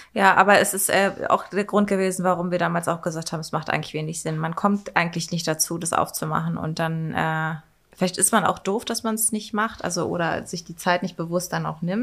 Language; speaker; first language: German; native; German